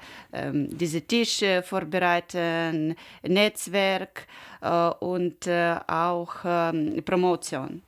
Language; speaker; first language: German; non-native, learner; Ukrainian